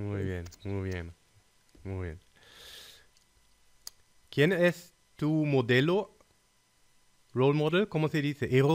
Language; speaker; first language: Spanish; non-native, fluent; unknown